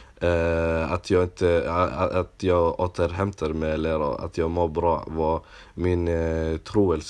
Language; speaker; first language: Swedish; non-native, local second language; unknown